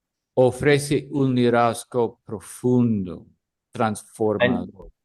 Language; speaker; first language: Spanish; non-native, fluent; English